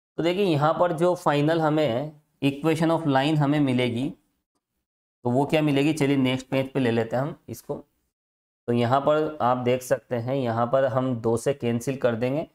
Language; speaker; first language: Hindi; native; Hindi